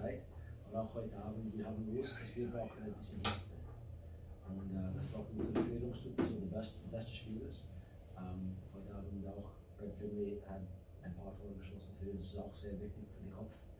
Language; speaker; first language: German; non-native, learner; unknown